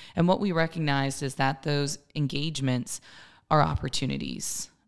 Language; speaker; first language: English; native; English